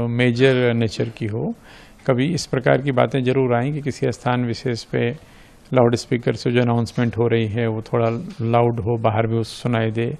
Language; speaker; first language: Hindi; native; Hindi